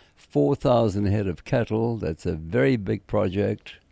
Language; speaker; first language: English; native; English